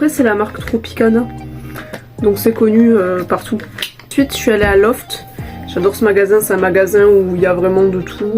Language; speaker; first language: French; native; French